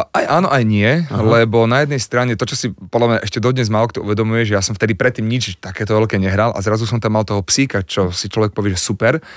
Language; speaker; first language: Slovak; native; Slovak